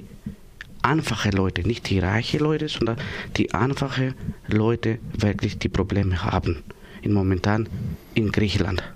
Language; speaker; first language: German; non-native, learner; Greek